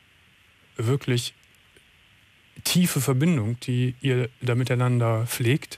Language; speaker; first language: German; native; German